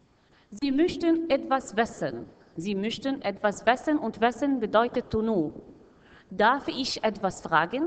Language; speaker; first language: German; non-native, fluent; Arabic